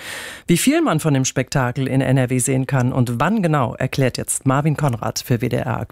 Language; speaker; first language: German; native; German